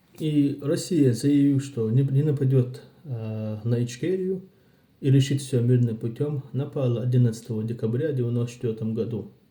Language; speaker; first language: Russian; non-native, local second language; Chechen